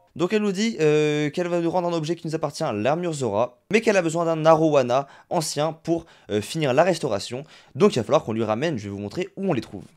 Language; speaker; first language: French; native; French